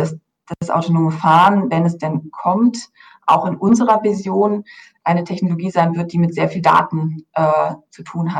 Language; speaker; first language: German; native; German